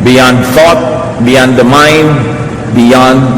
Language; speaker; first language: English; non-native, local second language; Filipino